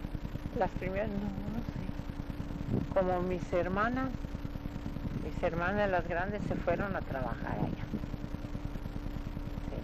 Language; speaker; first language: Spanish; early bilingual, other home language; Russian